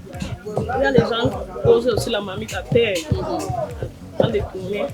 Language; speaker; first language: French; non-native, local second language; English